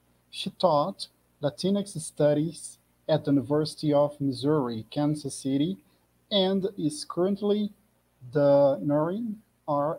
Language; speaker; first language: English; non-native, fluent; Portuguese